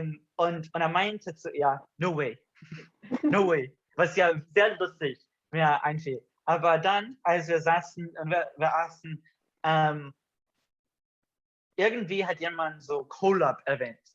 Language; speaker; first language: German; non-native, fluent; English